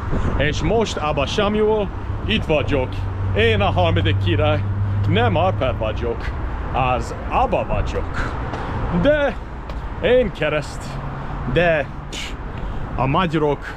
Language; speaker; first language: Hungarian; non-native, learner; English